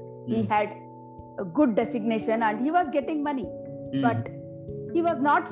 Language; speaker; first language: English; non-native, local second language; Kannada